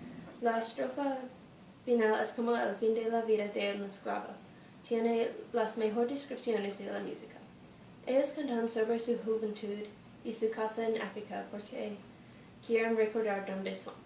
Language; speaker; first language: Spanish; non-native, learner; English